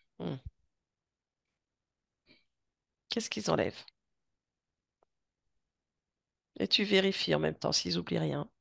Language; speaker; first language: French; native; French